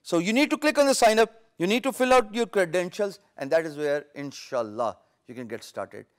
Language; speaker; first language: English; non-native, local second language; Urdu